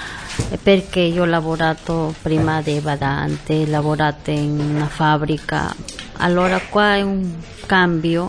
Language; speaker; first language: Italian; non-native, learner; Spanish